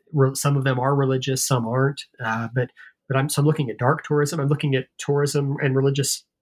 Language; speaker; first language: English; native; English